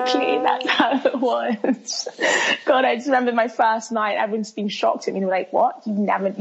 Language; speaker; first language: English; early bilingual, other home language; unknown